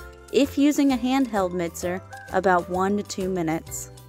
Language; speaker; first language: English; native; English